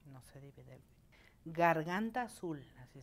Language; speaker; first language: Spanish; native; Spanish